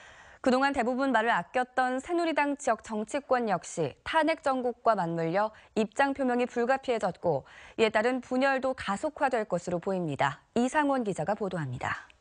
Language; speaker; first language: Korean; native; Korean